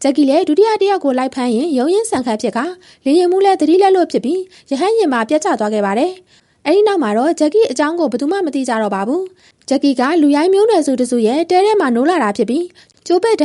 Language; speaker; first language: Burmese; native; Burmese